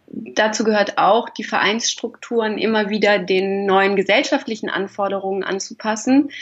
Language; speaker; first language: German; native; German